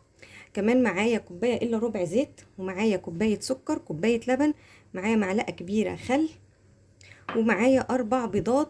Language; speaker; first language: Arabic; native; Arabic